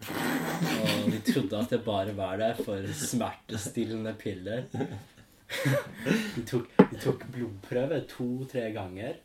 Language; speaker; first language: Norwegian; non-native, fluent; English